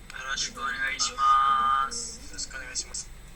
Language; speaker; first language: Japanese; non-native, learner; Indonesian